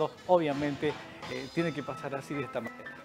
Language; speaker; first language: Spanish; native; Spanish